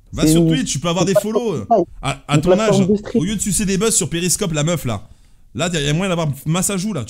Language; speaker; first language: French; native; French